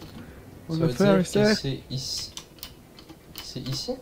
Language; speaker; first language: French; native; French